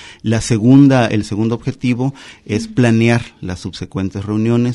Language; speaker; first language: Spanish; native; Spanish